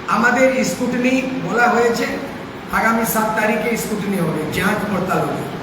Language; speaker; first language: Bangla; non-native, local second language; Santali